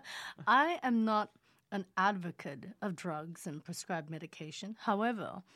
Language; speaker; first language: English; early bilingual, other home language; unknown